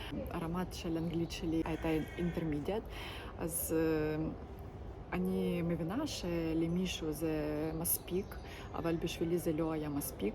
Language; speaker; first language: Hebrew; non-native, learner; Ukrainian